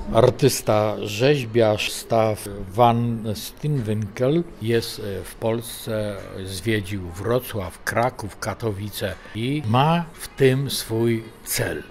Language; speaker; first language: Polish; native; Polish